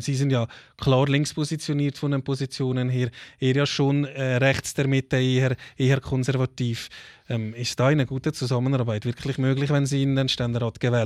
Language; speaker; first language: German; native; German